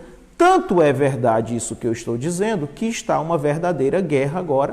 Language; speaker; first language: Portuguese; native; Portuguese